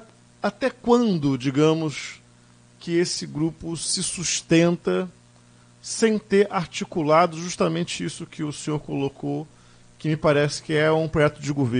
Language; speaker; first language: Portuguese; native; Portuguese